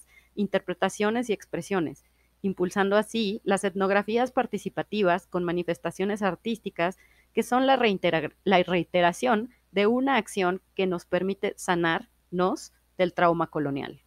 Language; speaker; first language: Spanish; native; Spanish